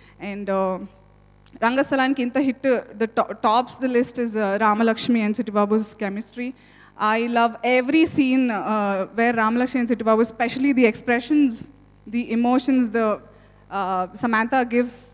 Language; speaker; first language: English; non-native, local second language; Telugu